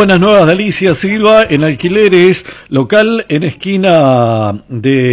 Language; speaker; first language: Spanish; native; Spanish